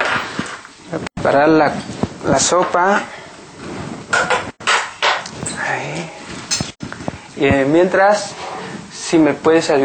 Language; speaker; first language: Spanish; non-native, learner; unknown